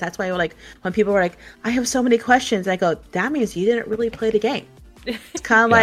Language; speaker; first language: English; native; English